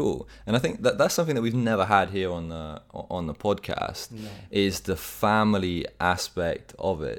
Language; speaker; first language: English; native; English